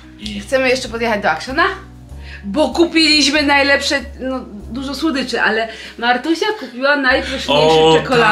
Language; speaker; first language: Polish; native; Polish